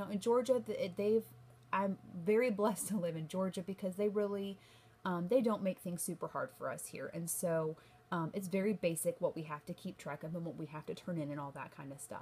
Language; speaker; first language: English; native; English